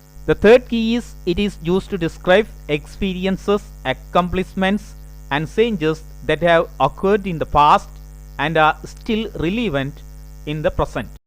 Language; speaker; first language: English; non-native, local second language; Tamil